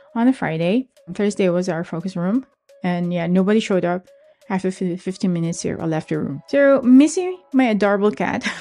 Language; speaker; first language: English; non-native, local second language; Filipino